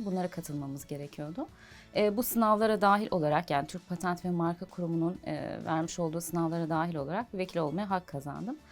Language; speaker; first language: Turkish; native; Turkish